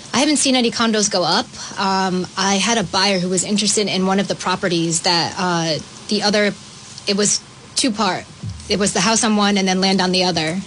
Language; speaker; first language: English; native; English